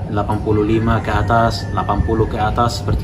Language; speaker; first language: Indonesian; non-native, fluent; Arabic